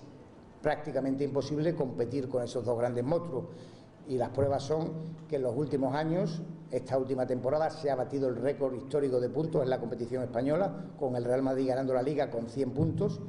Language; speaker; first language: Spanish; native; Spanish